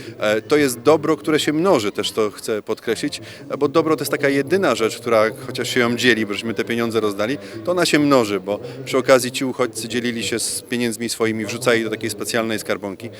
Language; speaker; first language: Polish; native; Polish